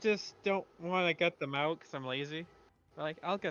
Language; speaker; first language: English; native; English